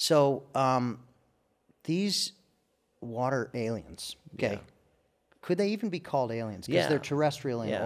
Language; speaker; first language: English; native; English